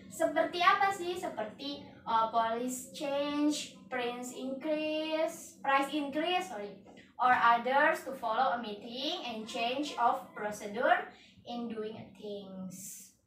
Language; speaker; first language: English; non-native, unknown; Indonesian